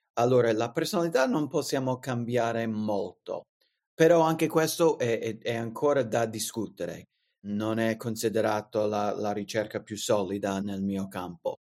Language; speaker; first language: Italian; non-native, fluent; English